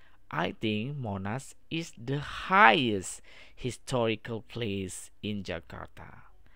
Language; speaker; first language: English; non-native, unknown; Indonesian